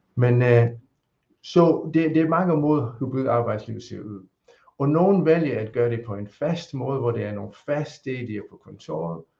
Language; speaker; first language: Danish; non-native, fluent; English